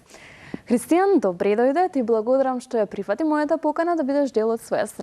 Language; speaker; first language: Macedonian; native; Macedonian